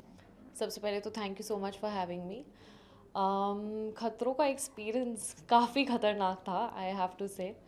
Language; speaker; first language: Hindi; native; Hindi